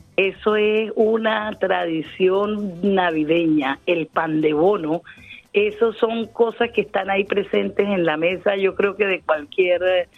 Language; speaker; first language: Spanish; native; Spanish